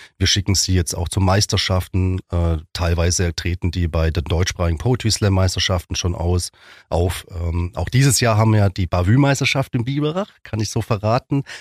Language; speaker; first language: German; native; German